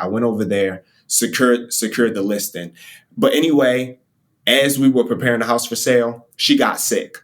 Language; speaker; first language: English; native; English